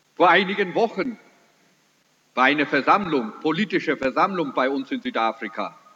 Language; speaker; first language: German; early bilingual, heritage; German